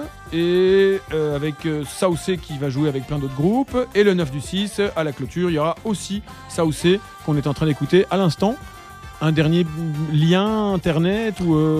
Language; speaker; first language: French; native; French